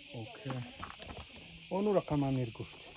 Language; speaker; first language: Persian; native; Persian